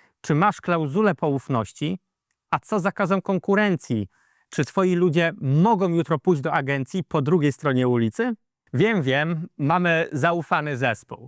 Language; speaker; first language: Polish; native; Polish